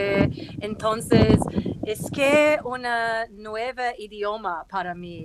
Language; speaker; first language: Spanish; non-native, learner; English